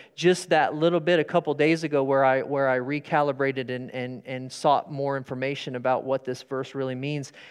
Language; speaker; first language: English; native; English